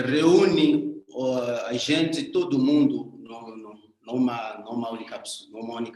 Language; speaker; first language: Portuguese; non-native, learner; Swahili